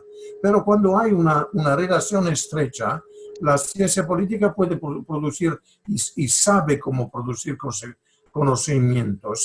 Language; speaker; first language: Spanish; non-native, fluent; Italian